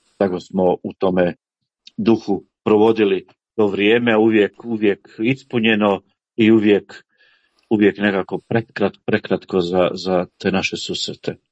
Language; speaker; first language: Croatian; native; Croatian